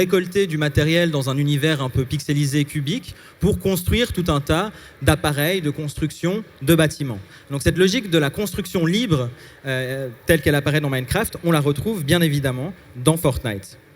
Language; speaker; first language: French; native; French